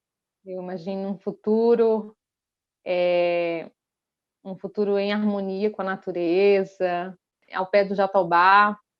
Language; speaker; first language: Portuguese; native; Portuguese